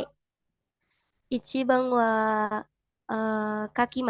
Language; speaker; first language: Japanese; non-native, learner; Indonesian